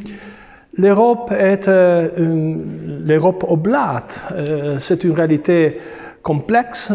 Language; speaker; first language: French; non-native, fluent; Italian